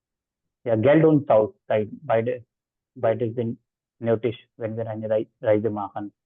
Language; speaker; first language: German; non-native, fluent; Hindi